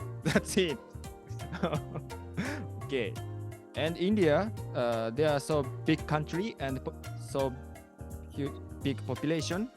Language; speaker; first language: English; non-native, learner; Japanese